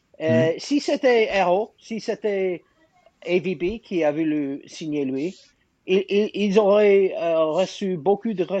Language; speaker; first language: French; non-native, fluent; English